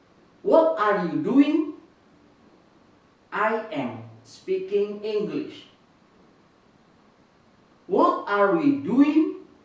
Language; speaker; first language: English; non-native, fluent; Indonesian